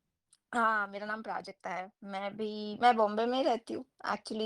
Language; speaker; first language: Hindi; non-native, local second language; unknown